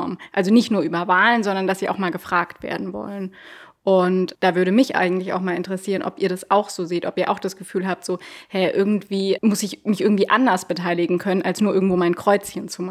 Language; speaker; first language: German; native; German